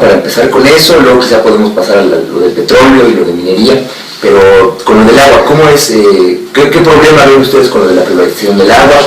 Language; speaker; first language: Spanish; native; Spanish